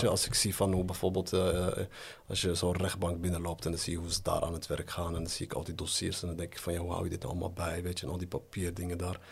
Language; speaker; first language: Dutch; early bilingual, other home language; Arabic